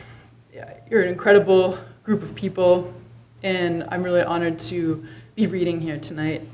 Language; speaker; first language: English; native; English